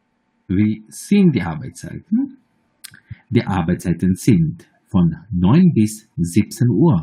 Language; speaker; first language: German; non-native, fluent; Bangla